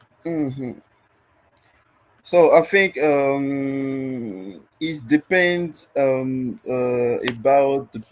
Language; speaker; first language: English; non-native, learner; French